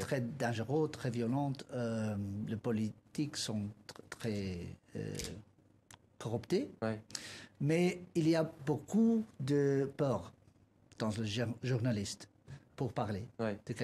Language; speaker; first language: French; non-native, learner; Spanish